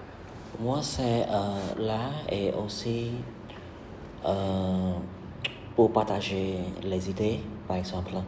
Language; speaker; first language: French; non-native, learner; Khmer